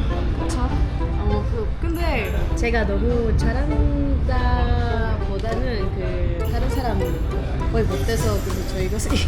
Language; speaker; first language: Korean; non-native, fluent; Spanish